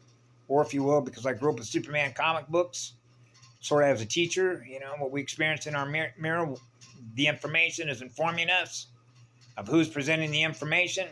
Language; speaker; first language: English; native; English